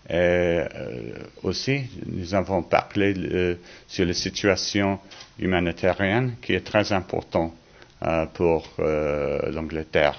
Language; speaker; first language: French; non-native, learner; English